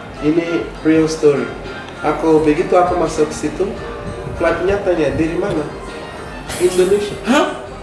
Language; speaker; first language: Indonesian; non-native, fluent; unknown